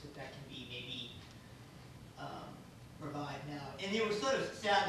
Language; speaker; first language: English; native; English